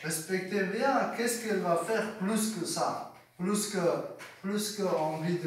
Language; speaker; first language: French; non-native, learner; Persian